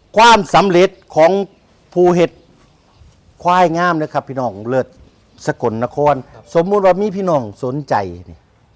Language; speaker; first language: Thai; native; Thai